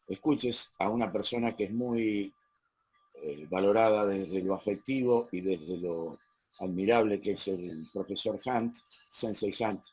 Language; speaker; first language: Spanish; native; Spanish